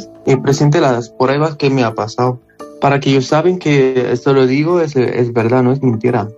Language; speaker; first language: Spanish; non-native, learner; Arabic